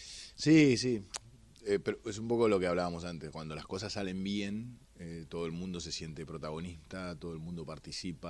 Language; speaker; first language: Spanish; native; Spanish